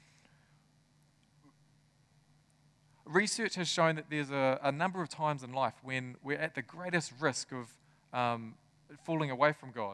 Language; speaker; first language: English; native; English